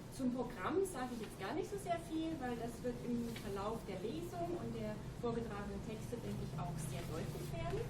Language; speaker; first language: German; native; German